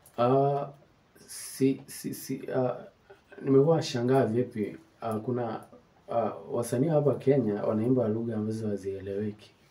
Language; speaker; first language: Swahili; non-native, local second language; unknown